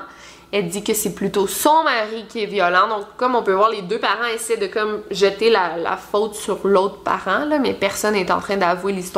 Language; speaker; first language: French; native; French